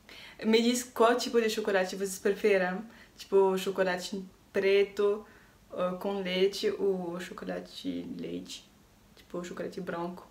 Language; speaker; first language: Portuguese; non-native, learner; French